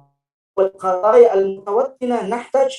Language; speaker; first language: Arabic; non-native, fluent; Indonesian